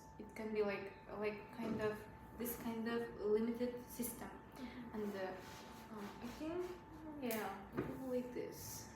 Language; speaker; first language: English; non-native, learner; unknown